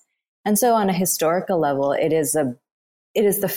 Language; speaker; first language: English; non-native, local second language; Bangla